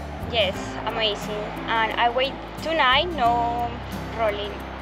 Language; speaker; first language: English; non-native, learner; Spanish